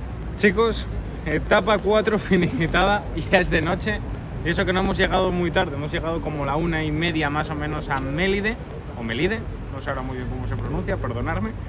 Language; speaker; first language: Spanish; native; Spanish